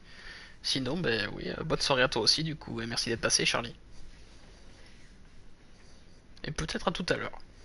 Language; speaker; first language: French; native; French